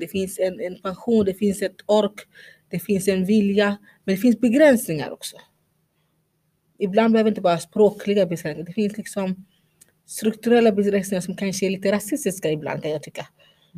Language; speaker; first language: Swedish; non-native, fluent; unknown